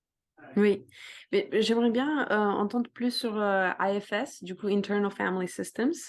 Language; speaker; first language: French; non-native, fluent; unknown